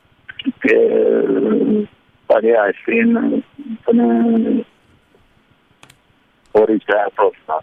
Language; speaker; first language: Greek; early bilingual, heritage; Greek